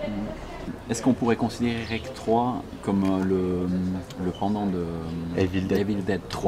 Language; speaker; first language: French; native; French